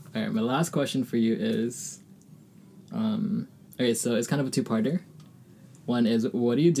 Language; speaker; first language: English; early bilingual, other home language; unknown